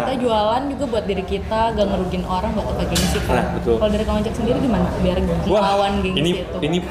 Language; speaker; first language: Indonesian; native; Indonesian